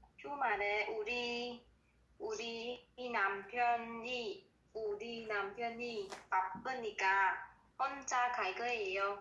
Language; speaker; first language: Korean; non-native, learner; Vietnamese